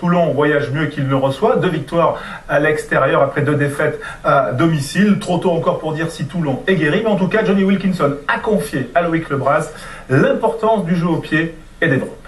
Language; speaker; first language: French; native; French